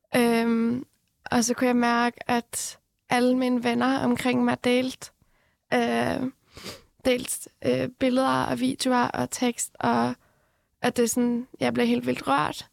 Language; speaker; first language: Danish; non-native, fluent; Persian